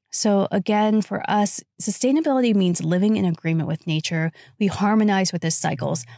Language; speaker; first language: English; native; English